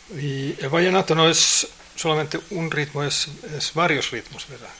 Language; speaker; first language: Spanish; non-native, learner; English